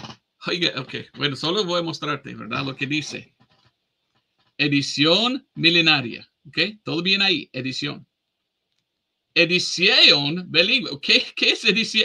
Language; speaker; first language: Spanish; non-native, fluent; English